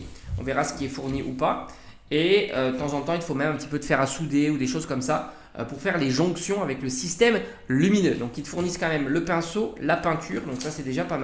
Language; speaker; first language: French; native; French